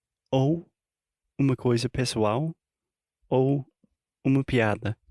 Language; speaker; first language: Portuguese; non-native, fluent; English